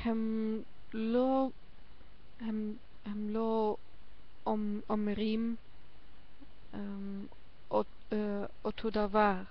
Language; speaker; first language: Hebrew; non-native, learner; German